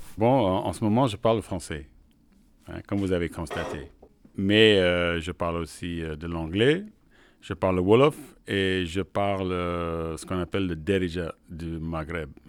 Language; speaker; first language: French; non-native, fluent; English